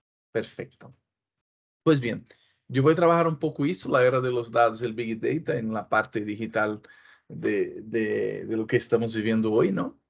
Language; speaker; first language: Spanish; non-native, fluent; Portuguese